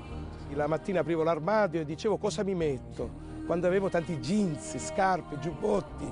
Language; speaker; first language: Italian; native; Italian